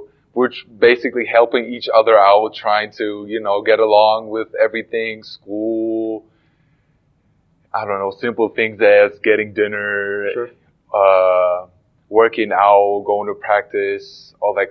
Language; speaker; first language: English; non-native, fluent; German